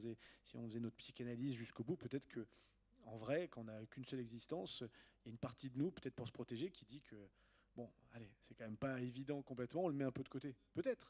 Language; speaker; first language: French; native; French